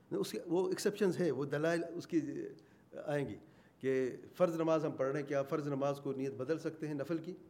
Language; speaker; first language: Urdu; native; Urdu